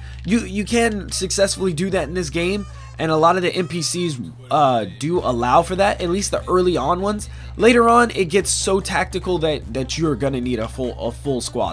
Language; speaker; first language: English; native; English